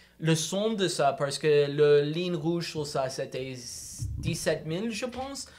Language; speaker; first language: French; non-native, local second language; English